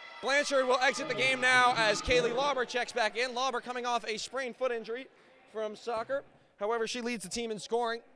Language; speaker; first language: English; native; English